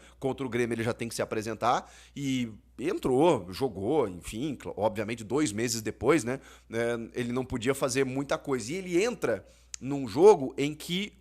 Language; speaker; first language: Portuguese; native; Portuguese